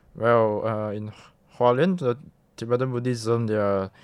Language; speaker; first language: English; non-native, local second language; Min Nan Chinese